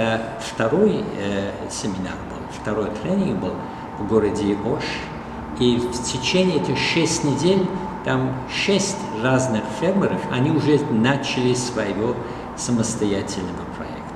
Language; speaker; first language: Russian; non-native, fluent; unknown